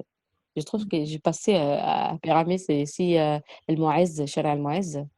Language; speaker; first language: French; non-native, learner; Arabic